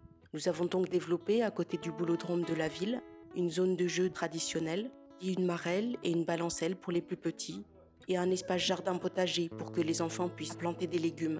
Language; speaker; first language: French; early bilingual, other home language; Malagasy